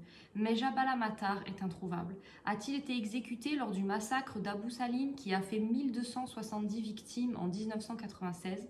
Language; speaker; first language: French; native; French